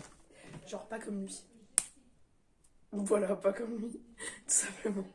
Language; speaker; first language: French; native; French